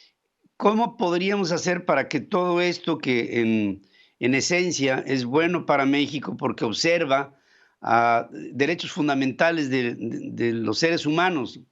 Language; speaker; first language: Spanish; native; Spanish